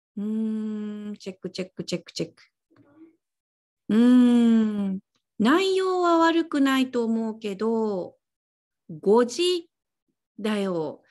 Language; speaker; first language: Japanese; native; Japanese